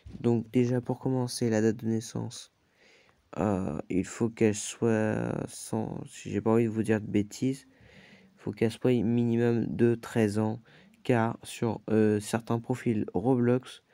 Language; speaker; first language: French; native; French